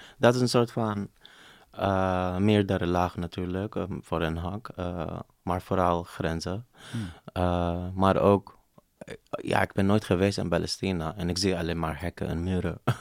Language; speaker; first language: Dutch; non-native, fluent; Arabic